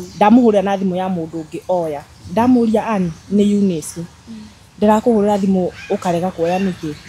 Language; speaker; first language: Kikuyu; native; Kikuyu